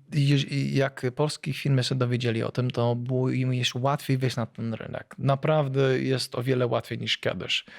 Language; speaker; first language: Polish; early bilingual, heritage; Polish